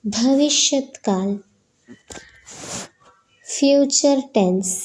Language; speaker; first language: Hindi; non-native, local second language; Malayalam